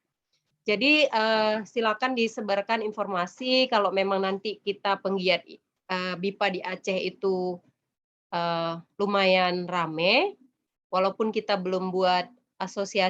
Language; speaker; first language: Indonesian; native; Indonesian